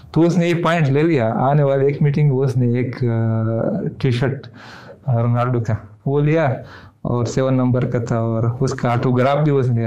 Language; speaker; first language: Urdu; non-native, fluent; Pashto